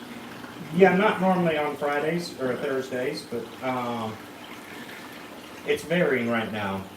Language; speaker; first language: English; native; English